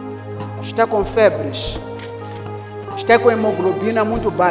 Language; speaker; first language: Portuguese; non-native, local second language; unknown